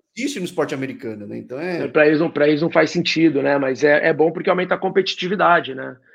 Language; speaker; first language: Portuguese; native; Portuguese